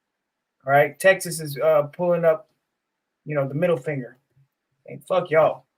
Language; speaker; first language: English; native; English